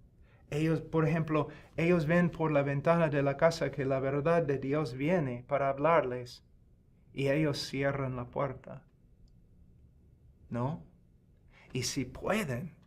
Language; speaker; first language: Spanish; non-native, fluent; English